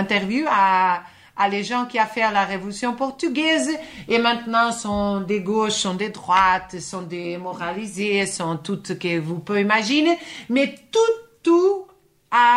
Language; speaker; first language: French; non-native, fluent; Portuguese